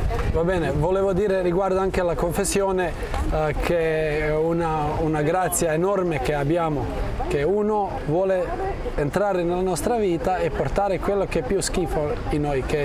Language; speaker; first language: Italian; non-native, fluent; Croatian